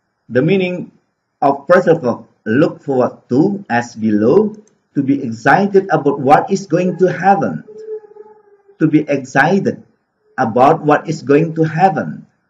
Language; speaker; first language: English; non-native, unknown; Indonesian